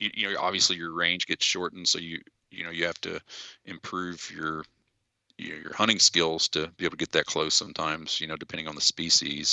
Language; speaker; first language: English; native; English